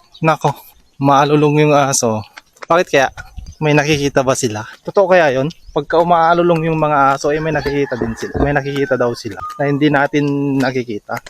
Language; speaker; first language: Filipino; non-native, local second language; Iloko